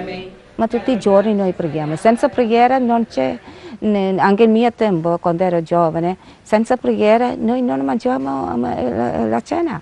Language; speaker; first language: Italian; non-native, learner; Malayalam